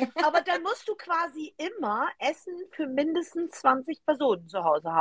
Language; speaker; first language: German; native; German